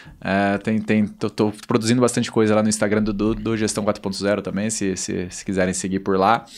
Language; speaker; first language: Portuguese; native; Portuguese